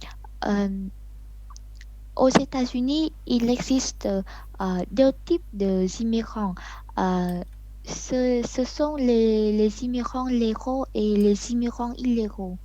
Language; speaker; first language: French; non-native, learner; Vietnamese